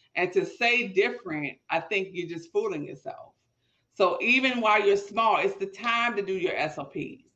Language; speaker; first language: English; native; English